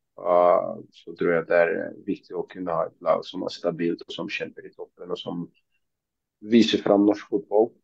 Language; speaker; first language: Norwegian; early bilingual, other home language; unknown